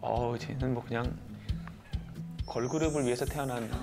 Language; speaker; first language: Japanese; non-native, learner; Korean